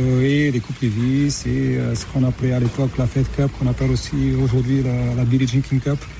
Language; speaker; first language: French; non-native, fluent; Portuguese